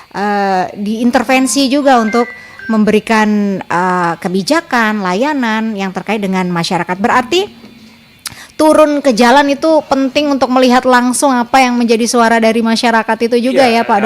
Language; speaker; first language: Indonesian; native; Indonesian